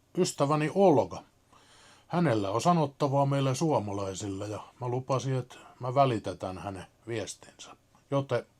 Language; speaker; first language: Finnish; native; Finnish